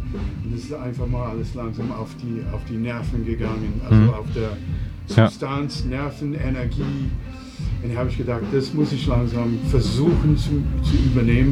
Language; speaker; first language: German; non-native, fluent; English